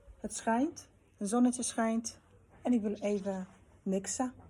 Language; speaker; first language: Dutch; non-native, fluent; Polish